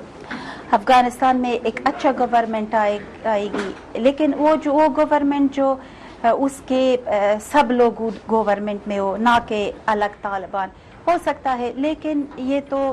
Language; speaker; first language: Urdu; non-native, fluent; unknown